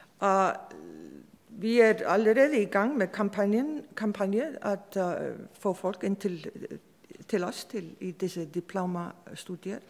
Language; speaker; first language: Danish; non-native, fluent; Icelandic